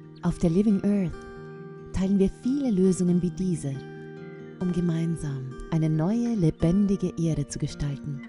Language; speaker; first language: German; native; German